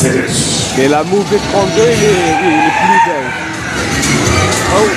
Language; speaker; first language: French; non-native, learner; Dutch